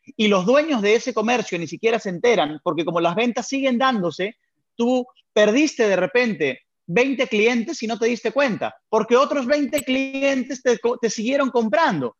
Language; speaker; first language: Spanish; native; Spanish